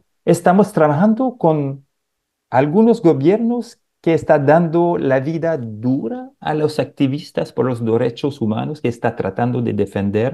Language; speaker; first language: Spanish; non-native, fluent; French